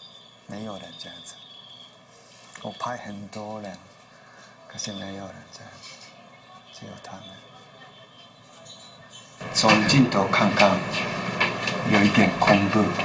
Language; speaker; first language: Chinese; non-native, learner; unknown